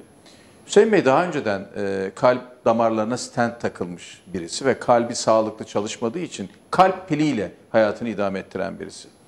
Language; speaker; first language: Turkish; native; Turkish